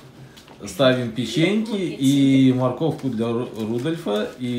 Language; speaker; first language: Russian; native; Russian